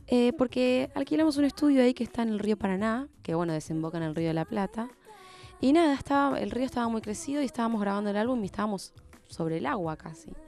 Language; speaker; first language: Spanish; native; Spanish